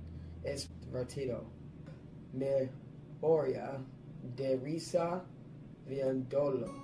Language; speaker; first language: Spanish; non-native, learner; English